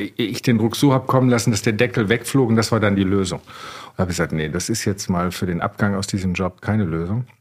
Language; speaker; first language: German; native; German